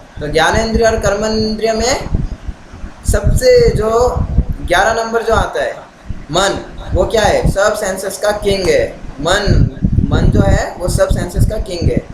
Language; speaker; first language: Hindi; non-native, local second language; Bangla